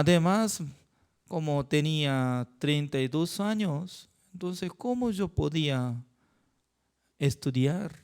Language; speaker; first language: Spanish; non-native, learner; Korean